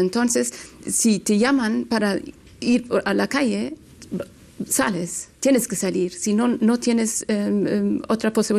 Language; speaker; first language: Spanish; non-native, learner; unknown